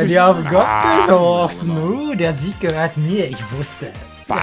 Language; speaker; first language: German; native; German